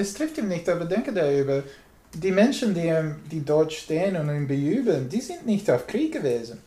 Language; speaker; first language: German; non-native, learner; English